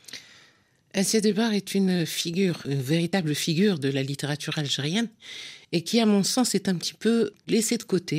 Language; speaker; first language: French; non-native, local second language; Arabic